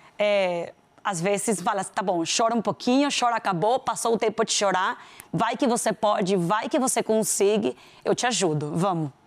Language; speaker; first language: Portuguese; non-native, fluent; Spanish